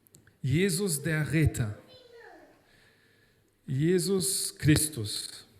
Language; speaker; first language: German; non-native, fluent; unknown